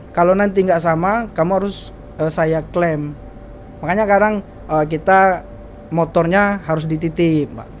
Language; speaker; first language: Indonesian; native; Indonesian